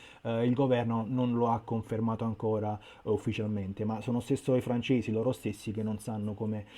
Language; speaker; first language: Italian; native; Italian